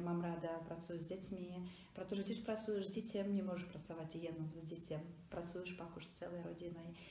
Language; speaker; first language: Czech; non-native, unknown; Tatar